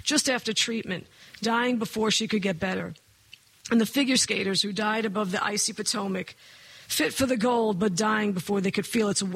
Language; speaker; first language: English; native; English